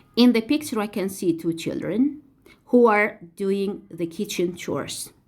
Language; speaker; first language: English; non-native, fluent; Azerbaijani